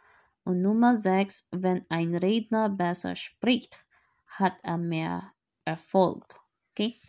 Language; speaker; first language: German; non-native, learner; Filipino